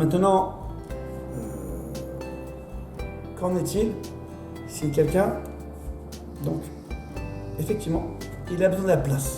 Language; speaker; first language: French; native; French